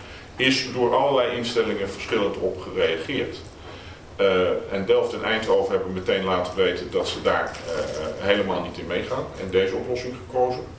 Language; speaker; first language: Dutch; native; Dutch